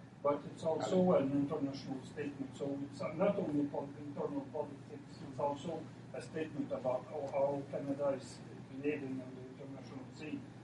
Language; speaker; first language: English; non-native, fluent; French